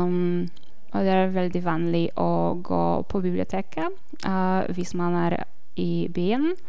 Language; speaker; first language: Norwegian; non-native, learner; Polish